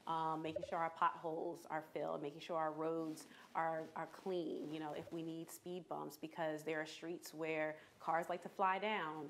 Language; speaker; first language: English; native; English